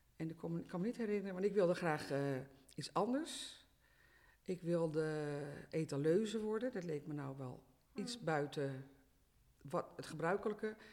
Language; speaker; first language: Dutch; native; Dutch